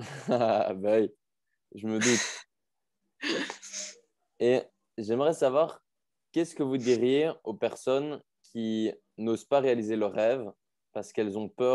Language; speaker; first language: French; native; French